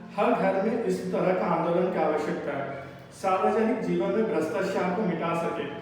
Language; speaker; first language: Hindi; non-native, local second language; Telugu